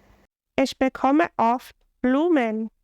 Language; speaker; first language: German; non-native, fluent; English